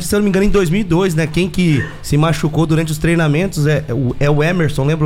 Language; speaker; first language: Portuguese; native; Portuguese